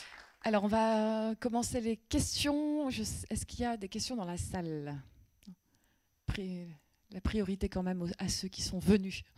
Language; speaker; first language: French; native; French